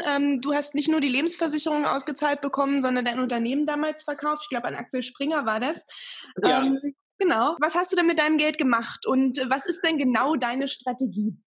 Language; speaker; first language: German; native; German